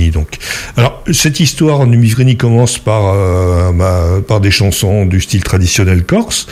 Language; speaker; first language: French; native; French